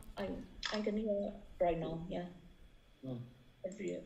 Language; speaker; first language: English; non-native, learner; Vietnamese